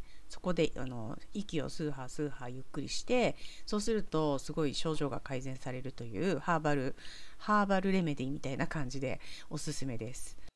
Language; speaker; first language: Japanese; native; Japanese